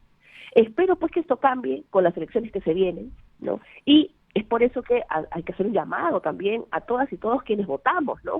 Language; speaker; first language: Spanish; native; Spanish